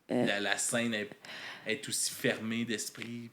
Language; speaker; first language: French; native; French